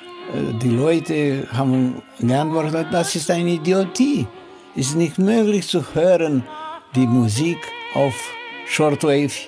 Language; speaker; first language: German; non-native, learner; Romanian